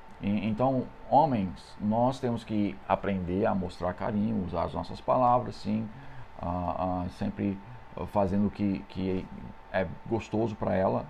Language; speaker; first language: Portuguese; non-native, fluent; English